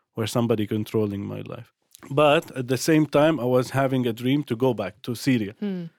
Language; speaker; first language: English; non-native, fluent; Arabic